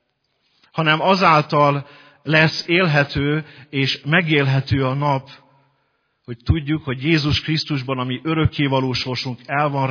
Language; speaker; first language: Hungarian; native; Hungarian